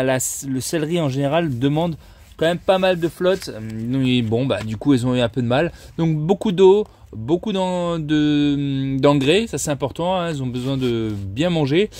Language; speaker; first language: French; native; French